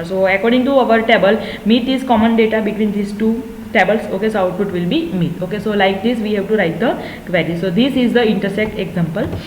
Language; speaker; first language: English; non-native, local second language; Gujarati